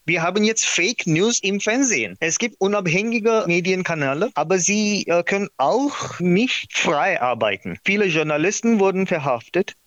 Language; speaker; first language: German; non-native, learner; Marathi